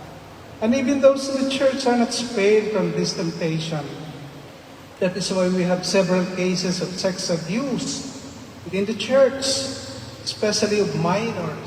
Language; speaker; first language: English; non-native, local second language; Filipino